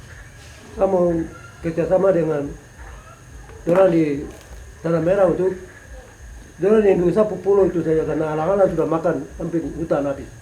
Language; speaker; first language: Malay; non-native, local second language; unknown